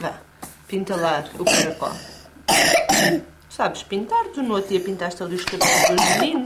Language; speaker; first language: Portuguese; native; Portuguese